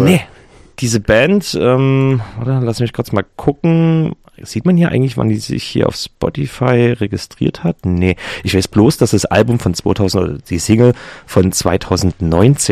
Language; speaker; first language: German; native; German